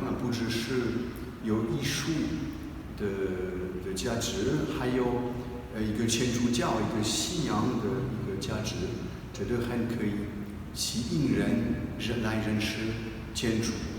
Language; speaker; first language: Chinese; non-native, fluent; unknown